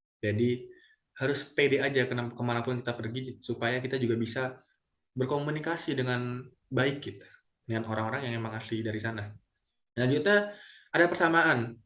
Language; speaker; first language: Indonesian; native; Indonesian